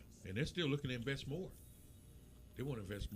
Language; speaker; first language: English; native; English